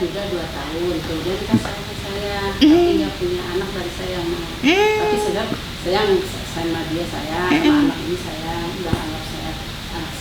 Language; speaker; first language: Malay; non-native, local second language; Sundanese